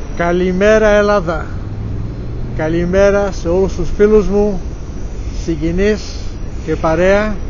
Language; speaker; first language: Greek; early bilingual, heritage; Greek